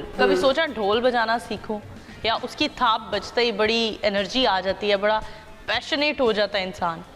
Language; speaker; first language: Hindi; native; Hindi